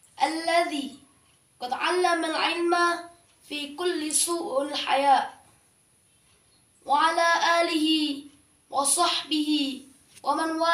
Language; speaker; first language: Arabic; non-native, learner; Indonesian